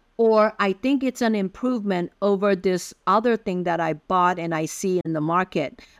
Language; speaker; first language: English; early bilingual, other home language; Min Nan Chinese